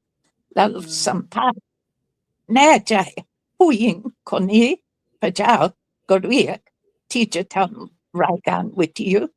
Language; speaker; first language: Thai; non-native, fluent; English